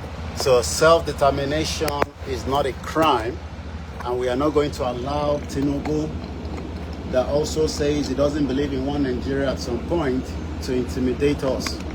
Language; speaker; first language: English; non-native, local second language; Yoruba